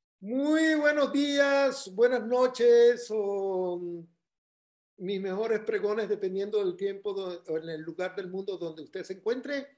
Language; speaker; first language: Spanish; native; Spanish